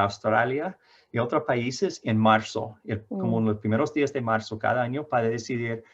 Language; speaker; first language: Spanish; non-native, fluent; English